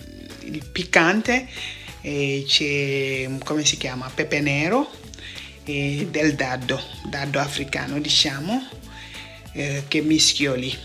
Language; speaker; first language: Italian; non-native, fluent; Wolof